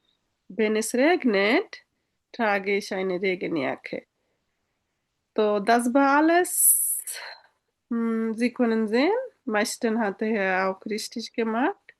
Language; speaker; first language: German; non-native, fluent; Bangla